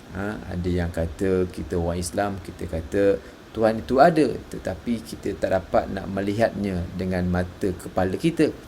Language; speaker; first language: Malay; native; Malay